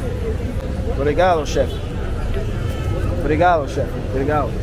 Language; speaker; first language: Portuguese; non-native, learner; English